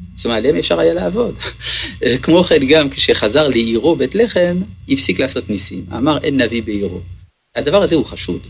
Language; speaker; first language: Hebrew; early bilingual, other home language; French